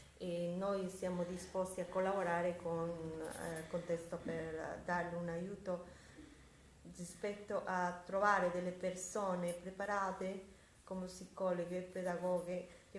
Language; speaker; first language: Italian; non-native, fluent; Spanish